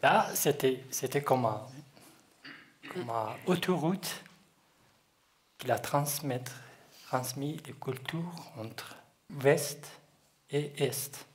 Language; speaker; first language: French; non-native, learner; Kurdish